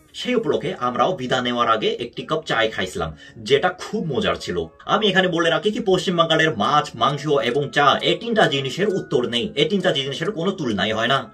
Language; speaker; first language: Bangla; non-native, fluent; Korean